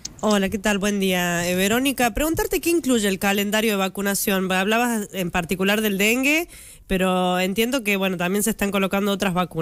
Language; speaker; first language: Spanish; native; Spanish